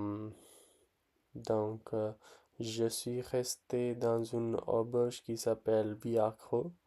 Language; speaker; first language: French; non-native, learner; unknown